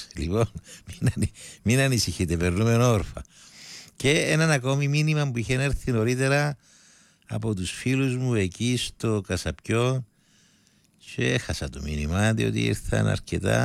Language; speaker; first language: Greek; native; Greek